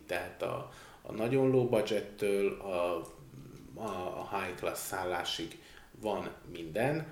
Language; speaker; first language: Hungarian; native; Hungarian